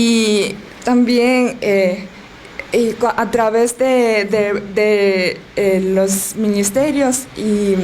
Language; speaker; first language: Spanish; non-native, learner; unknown